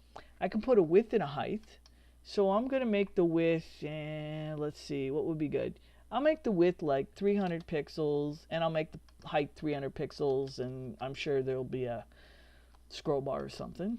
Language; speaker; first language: English; native; English